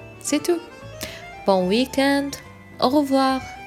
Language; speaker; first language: French; non-native, learner; Arabic